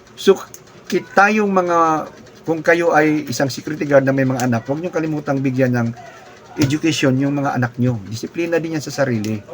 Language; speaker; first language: Filipino; non-native, local second language; Cebuano